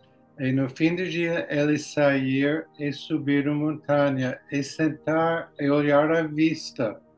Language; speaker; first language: Portuguese; non-native, learner; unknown